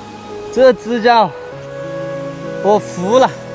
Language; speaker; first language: Chinese; native; Chinese